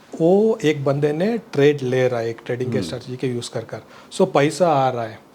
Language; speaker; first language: Hindi; non-native, local second language; Kannada